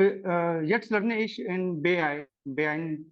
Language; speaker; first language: German; non-native, learner; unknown